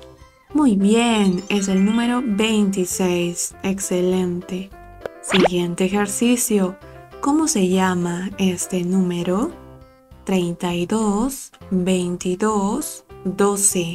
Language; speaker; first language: Spanish; native; Spanish